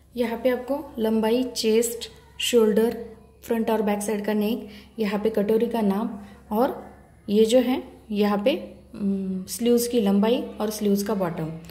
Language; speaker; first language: Hindi; non-native, local second language; Marathi